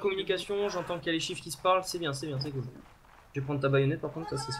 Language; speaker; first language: French; native; French